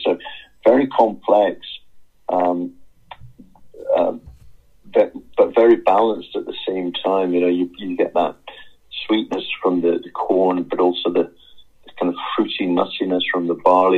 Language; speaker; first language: English; native; English